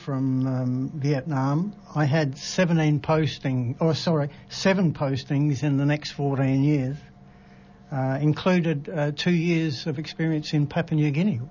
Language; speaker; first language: English; native; English